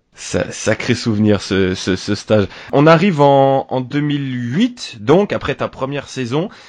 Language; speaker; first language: French; native; French